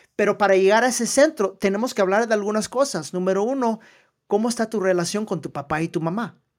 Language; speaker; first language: Spanish; early bilingual, heritage; Spanish